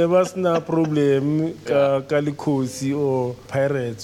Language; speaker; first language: English; non-native, local second language; Southern Sotho